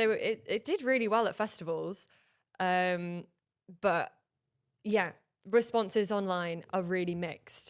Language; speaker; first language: English; native; English